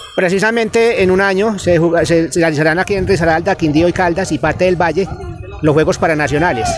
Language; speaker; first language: Spanish; native; Spanish